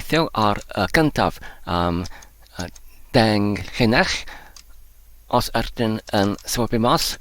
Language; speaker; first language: Welsh; non-native, learner; English